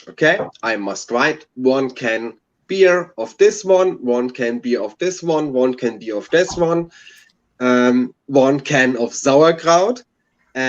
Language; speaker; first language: English; non-native, learner; German